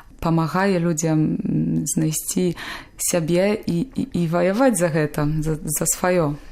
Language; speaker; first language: Belarusian; non-native, local second language; Polish